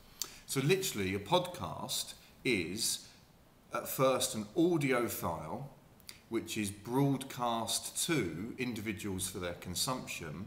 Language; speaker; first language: English; native; English